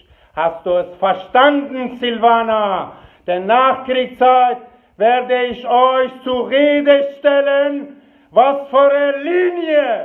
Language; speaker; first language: German; non-native, fluent; Persian